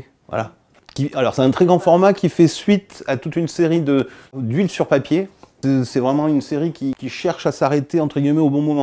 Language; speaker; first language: French; native; French